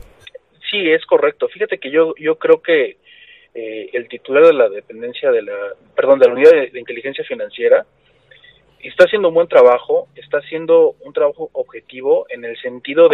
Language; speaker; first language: Spanish; native; Spanish